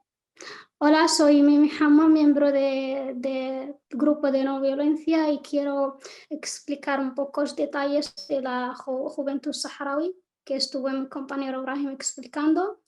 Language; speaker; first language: Spanish; non-native, local second language; Arabic